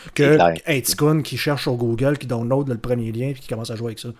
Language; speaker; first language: French; native; French